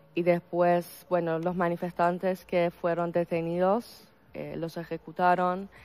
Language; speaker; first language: Spanish; non-native, fluent; Persian